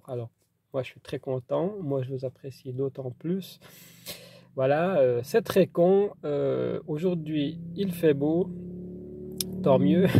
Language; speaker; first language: French; native; French